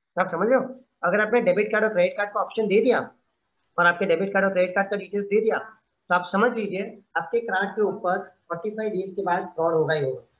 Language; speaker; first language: Hindi; non-native, local second language; Gujarati